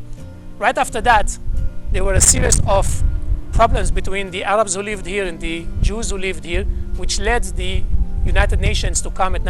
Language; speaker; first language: English; non-native, fluent; Hebrew